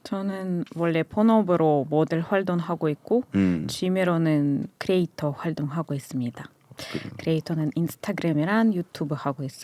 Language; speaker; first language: Korean; non-native, fluent; Russian